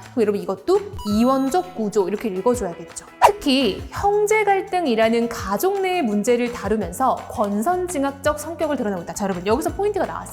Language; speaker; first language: Korean; native; Korean